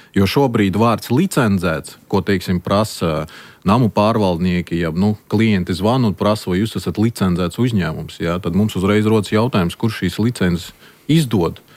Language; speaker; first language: Latvian; non-native, local second language; Russian